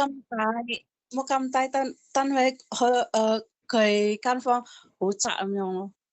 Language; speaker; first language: Cantonese; non-native, learner; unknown